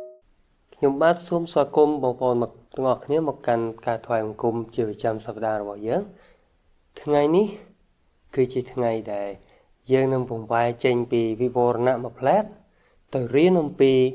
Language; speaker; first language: Khmer; native; Khmer